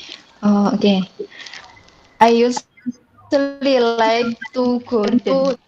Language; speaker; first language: English; non-native, learner; Indonesian